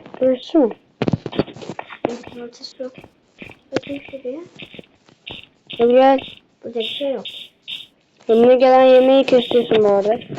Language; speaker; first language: Turkish; native; Turkish